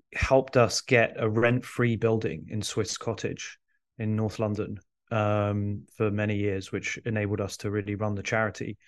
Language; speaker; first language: English; early bilingual, other home language; Arabic